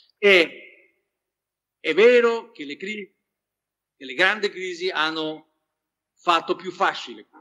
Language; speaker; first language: Italian; non-native, fluent; Spanish